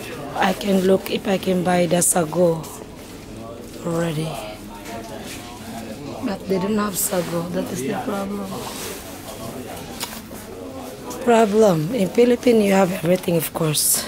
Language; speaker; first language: English; non-native, local second language; Filipino